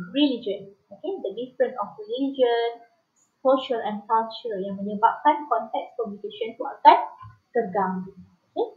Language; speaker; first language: English; non-native, local second language; Malay